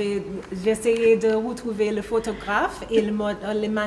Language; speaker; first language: French; non-native, learner; English